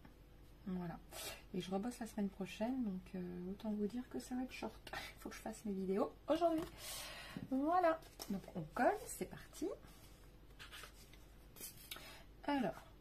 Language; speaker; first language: French; native; French